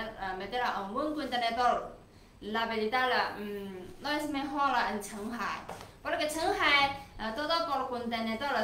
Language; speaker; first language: Spanish; non-native, learner; Chinese